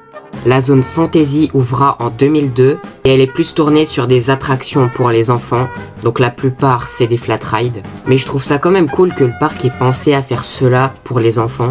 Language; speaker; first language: French; native; French